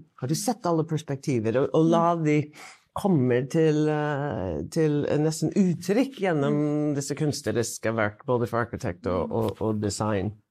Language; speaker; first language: Norwegian; non-native, fluent; English